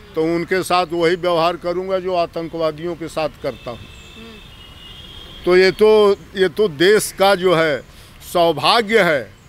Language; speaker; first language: Hindi; native; Hindi